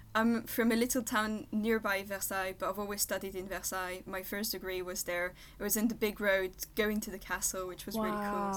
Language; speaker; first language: English; non-native, fluent; French